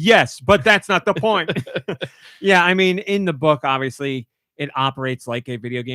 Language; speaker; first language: English; native; English